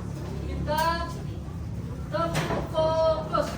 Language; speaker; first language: Indonesian; native; Indonesian